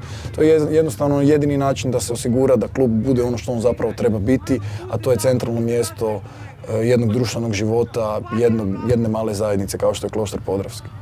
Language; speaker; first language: Croatian; native; Croatian